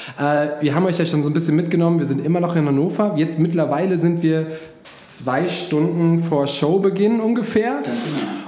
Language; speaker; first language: German; native; German